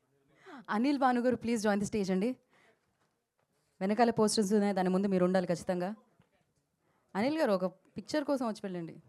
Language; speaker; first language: Telugu; native; Telugu